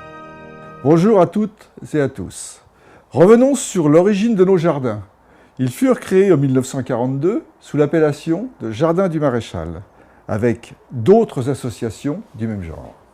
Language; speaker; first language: French; native; French